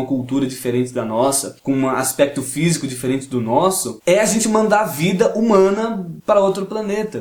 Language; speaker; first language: Portuguese; native; Portuguese